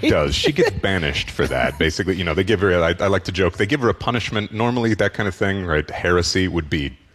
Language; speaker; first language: English; native; English